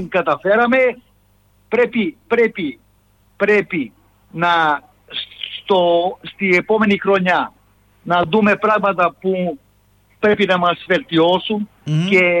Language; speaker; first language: Greek; non-native, fluent; Serbian